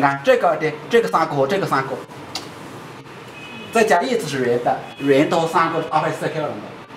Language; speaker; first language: Chinese; native; Chinese